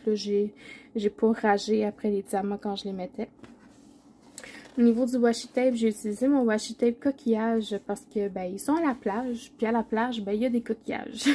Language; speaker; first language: French; native; French